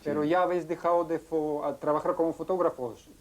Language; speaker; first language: Spanish; non-native, fluent; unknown